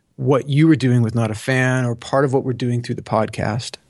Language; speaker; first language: English; native; English